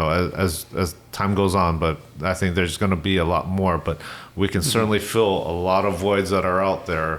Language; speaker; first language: English; native; English